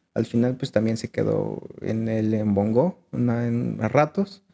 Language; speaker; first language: Spanish; native; Spanish